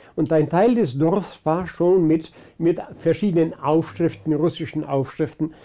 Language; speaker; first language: German; early bilingual, other home language; Polish